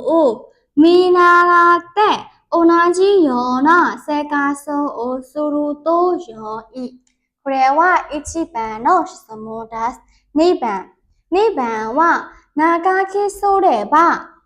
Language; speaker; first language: Japanese; non-native, learner; Burmese